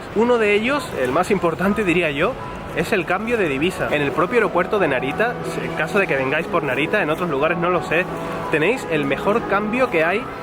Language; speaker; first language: Spanish; native; Spanish